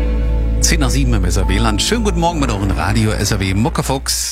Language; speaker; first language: German; native; German